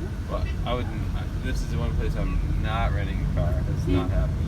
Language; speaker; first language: English; native; English